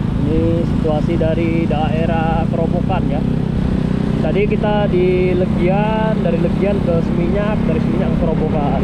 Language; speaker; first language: Indonesian; native; Indonesian